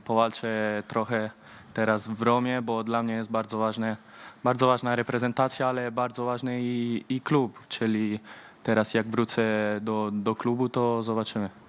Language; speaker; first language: Polish; early bilingual, heritage; Polish